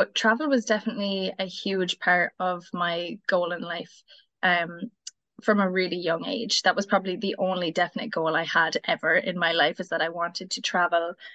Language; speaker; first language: English; native; English